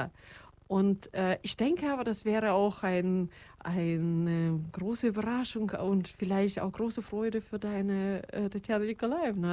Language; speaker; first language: German; non-native, fluent; Russian